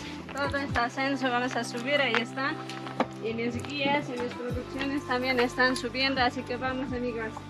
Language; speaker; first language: Spanish; native; Spanish